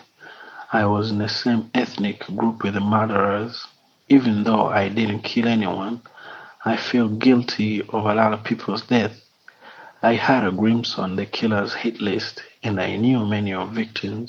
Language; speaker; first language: English; non-native, local second language; Kinyarwanda